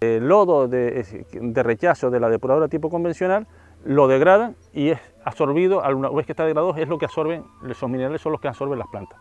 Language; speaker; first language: Spanish; native; Spanish